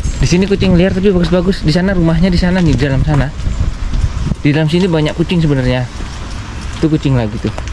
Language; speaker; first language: Indonesian; native; Indonesian